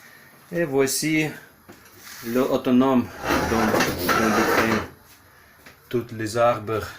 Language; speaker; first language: French; non-native, learner; Ukrainian